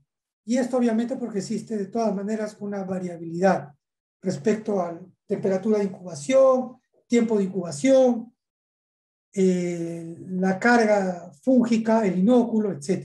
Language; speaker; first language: Spanish; native; Spanish